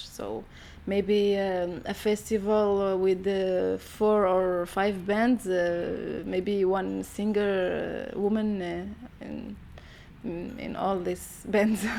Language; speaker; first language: English; non-native, learner; Arabic